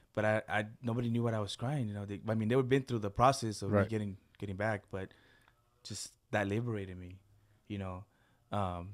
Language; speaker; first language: English; early bilingual, other home language; Spanish